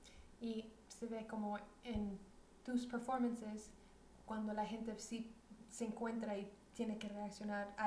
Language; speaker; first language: Spanish; early bilingual, other home language; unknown